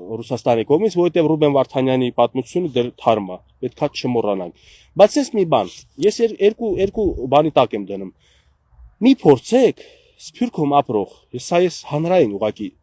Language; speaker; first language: Armenian; native; Armenian